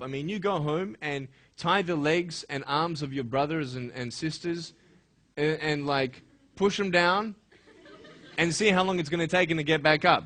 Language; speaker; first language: English; native; English